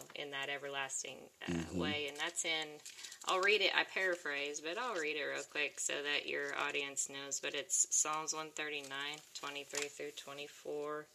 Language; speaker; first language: English; native; English